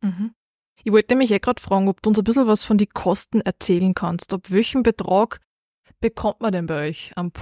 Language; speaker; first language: German; native; German